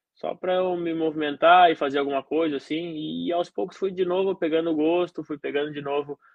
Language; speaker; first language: Portuguese; native; Portuguese